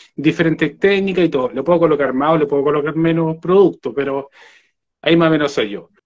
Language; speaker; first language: Spanish; native; Spanish